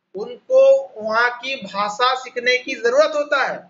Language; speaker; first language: Hindi; non-native, local second language; Bangla